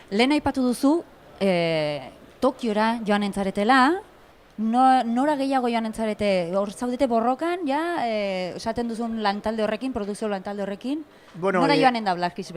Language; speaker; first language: Basque; native; Basque